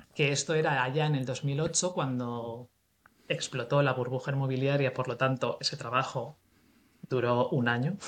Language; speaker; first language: Spanish; native; Spanish